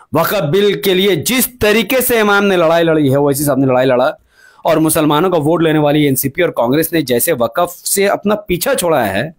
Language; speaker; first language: Hindi; non-native, local second language; Urdu